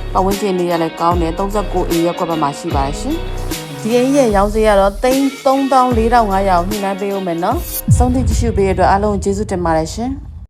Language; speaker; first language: Burmese; native; Burmese